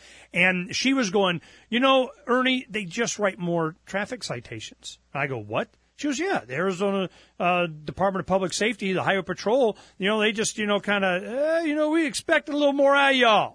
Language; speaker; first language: English; native; English